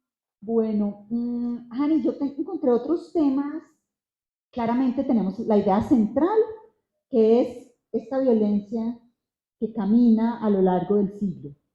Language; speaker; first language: Spanish; native; Spanish